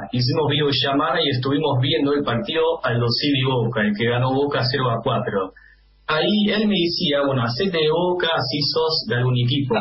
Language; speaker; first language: Spanish; non-native, fluent; Dutch